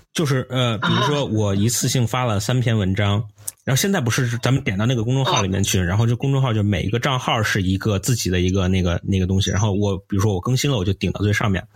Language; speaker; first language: Chinese; native; Chinese